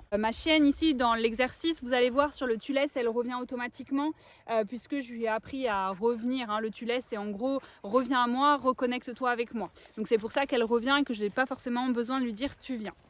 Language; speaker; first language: French; native; French